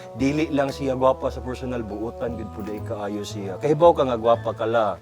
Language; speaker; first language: Cebuano; native; Cebuano